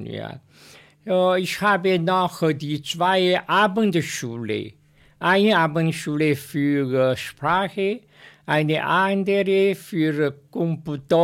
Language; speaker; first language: German; non-native, learner; Chinese